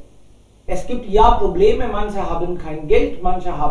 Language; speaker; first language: German; non-native, learner; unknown